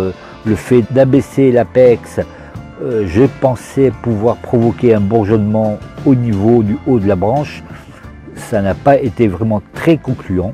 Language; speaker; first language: French; native; French